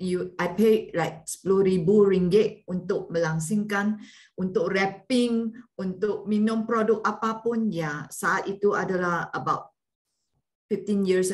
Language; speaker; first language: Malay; non-native, local second language; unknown